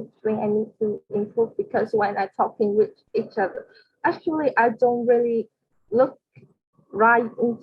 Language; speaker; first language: English; non-native, learner; Vietnamese